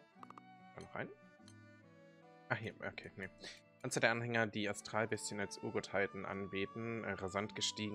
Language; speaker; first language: German; native; German